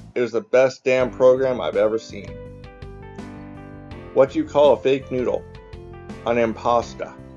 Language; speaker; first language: English; native; English